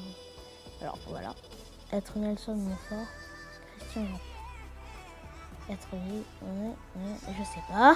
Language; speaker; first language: French; native; French